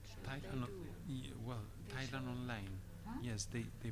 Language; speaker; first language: English; non-native, fluent; Spanish